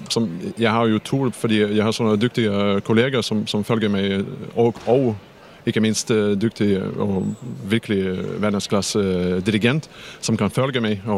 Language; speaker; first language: Danish; non-native, fluent; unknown